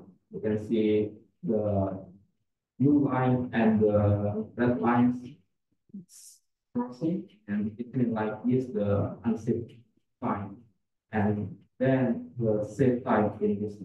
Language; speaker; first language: English; non-native, fluent; Indonesian